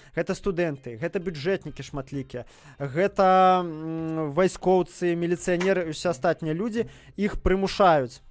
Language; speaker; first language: Belarusian; native; Belarusian